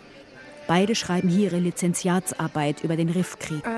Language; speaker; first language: German; native; German